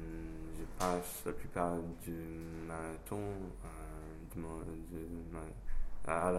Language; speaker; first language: French; non-native, fluent; English